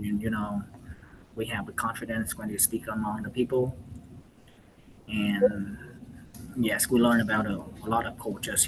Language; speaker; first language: English; non-native, learner; Vietnamese